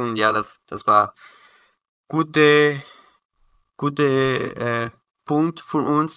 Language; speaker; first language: German; non-native, learner; Spanish